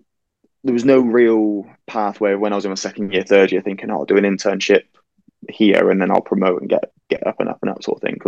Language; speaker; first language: English; native; English